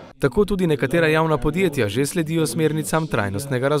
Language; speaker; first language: Slovenian; native; Slovenian